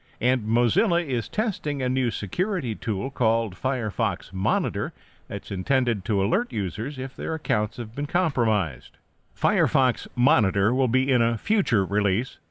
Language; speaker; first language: English; native; English